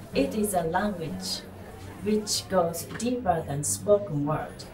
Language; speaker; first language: English; non-native, fluent; Japanese